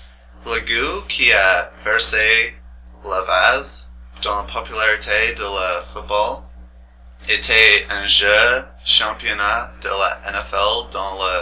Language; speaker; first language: French; non-native, learner; English